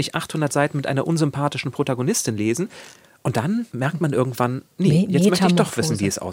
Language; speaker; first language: German; native; German